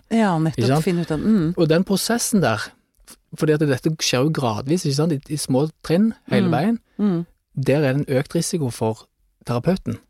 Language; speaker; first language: Norwegian; native; Norwegian